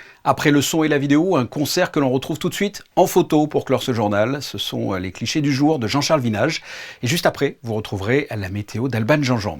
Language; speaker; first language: French; native; French